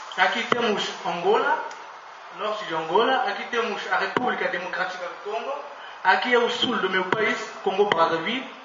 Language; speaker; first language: Portuguese; non-native, fluent; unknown